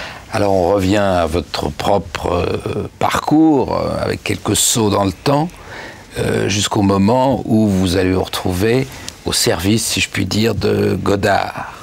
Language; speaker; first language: French; native; French